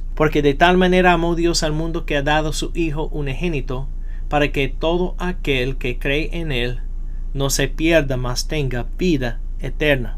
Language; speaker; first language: Spanish; non-native, fluent; English